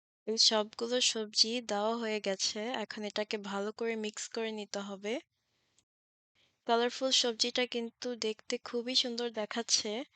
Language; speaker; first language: Bangla; early bilingual, heritage; Bangla